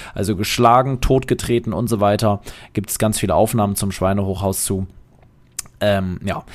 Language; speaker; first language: German; non-native, fluent; Polish